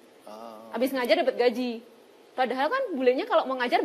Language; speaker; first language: Indonesian; native; Indonesian